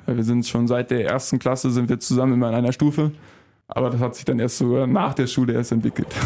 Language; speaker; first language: German; native; German